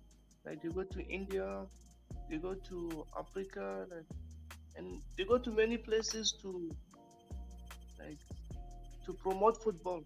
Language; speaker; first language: English; non-native, local second language; Hausa